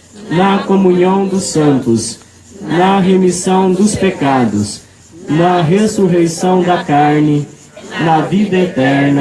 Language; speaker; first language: Portuguese; native; Portuguese